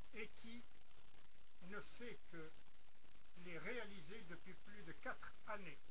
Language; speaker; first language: French; non-native, local second language; Arabic